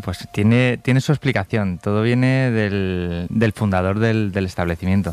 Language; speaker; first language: Spanish; native; Spanish